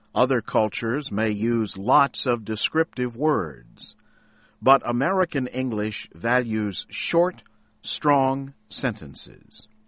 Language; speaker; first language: English; native; English